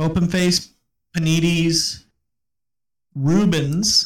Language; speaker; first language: English; native; English